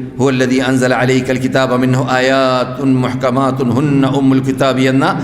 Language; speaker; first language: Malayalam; native; Malayalam